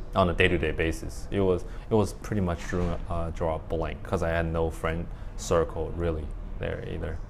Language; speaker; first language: English; early bilingual, other home language; Chinese